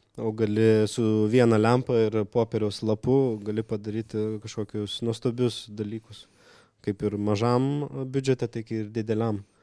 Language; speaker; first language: Lithuanian; non-native, local second language; Russian